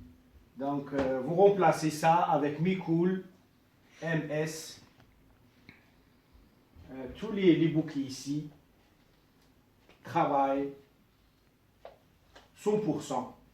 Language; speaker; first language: French; non-native, local second language; Arabic